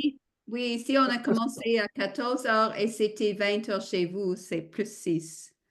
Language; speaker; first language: French; non-native, fluent; English